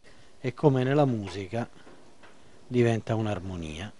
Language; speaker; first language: Italian; native; Italian